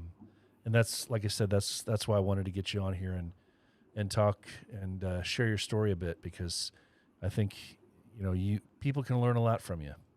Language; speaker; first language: English; native; English